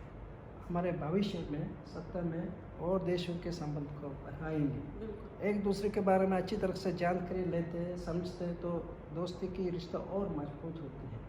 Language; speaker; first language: Hindi; non-native, fluent; Mongolian